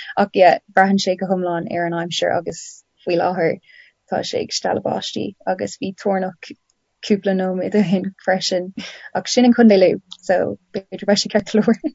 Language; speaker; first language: Irish; non-native, local second language; English